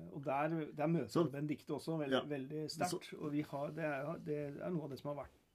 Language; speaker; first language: Norwegian; native; Norwegian